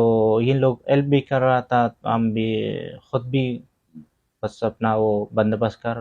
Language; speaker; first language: Hindi; non-native, learner; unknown